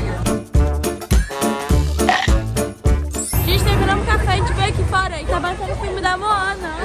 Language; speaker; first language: Portuguese; native; Portuguese